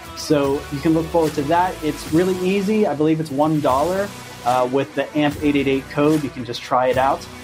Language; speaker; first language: English; native; English